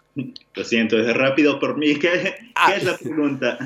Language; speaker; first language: Spanish; non-native, learner; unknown